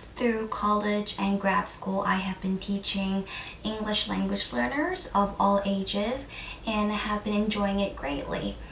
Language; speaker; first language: English; early bilingual, other home language; Korean